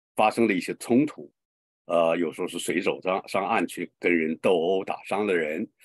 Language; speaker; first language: Chinese; native; Chinese